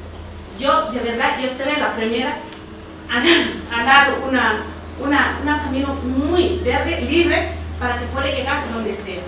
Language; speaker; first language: Spanish; non-native, learner; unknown